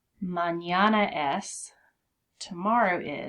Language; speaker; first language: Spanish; non-native, fluent; English